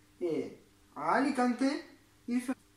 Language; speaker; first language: French; non-native, learner; Spanish